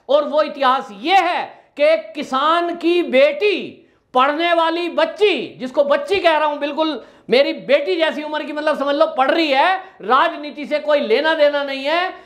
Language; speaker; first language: Hindi; native; Hindi